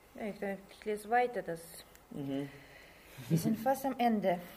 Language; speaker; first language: German; non-native, learner; Russian